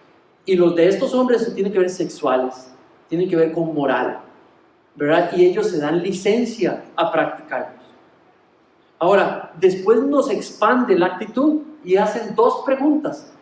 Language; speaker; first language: Spanish; native; Spanish